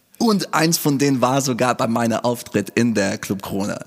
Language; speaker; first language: German; non-native, fluent; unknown